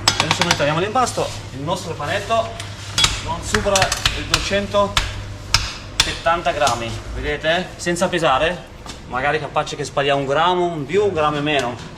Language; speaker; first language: Italian; non-native, fluent; Arabic